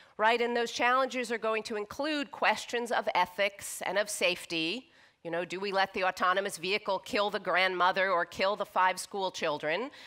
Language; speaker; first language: English; native; English